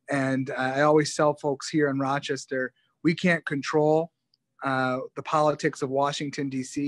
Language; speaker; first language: English; native; English